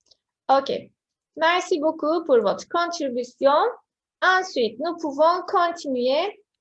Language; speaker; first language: French; non-native, fluent; Turkish